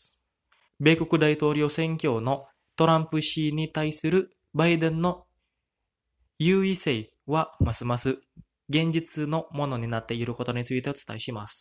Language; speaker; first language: Japanese; non-native, fluent; Indonesian